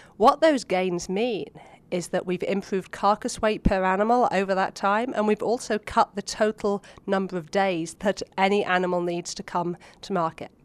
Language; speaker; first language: English; native; English